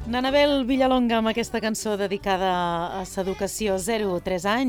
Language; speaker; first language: Catalan; native; Catalan